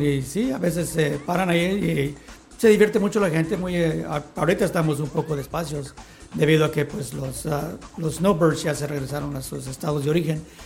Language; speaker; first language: Spanish; native; Spanish